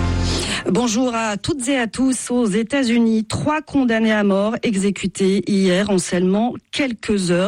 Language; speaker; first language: French; native; French